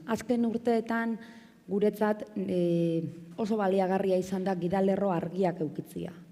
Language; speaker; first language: Basque; native; Basque